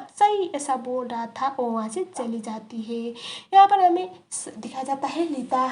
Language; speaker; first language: Hindi; native; Hindi